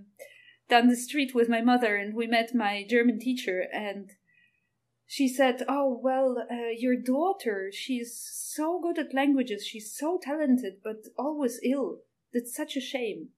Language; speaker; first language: English; non-native, fluent; Ukrainian